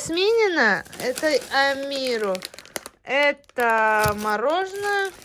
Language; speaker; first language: Russian; non-native, fluent; Tajik